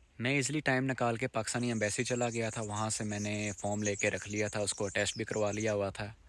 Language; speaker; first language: Urdu; native; Urdu